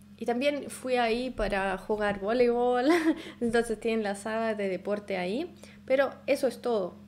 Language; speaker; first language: Spanish; non-native, fluent; Russian